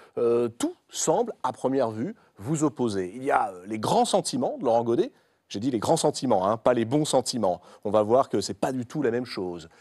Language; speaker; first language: French; native; French